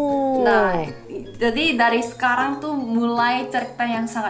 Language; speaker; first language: Indonesian; non-native, fluent; Korean